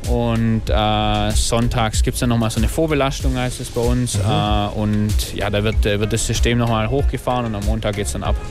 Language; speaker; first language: German; native; German